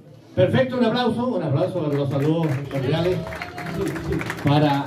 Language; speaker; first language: Spanish; native; Spanish